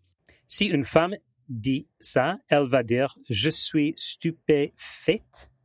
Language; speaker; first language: French; non-native, fluent; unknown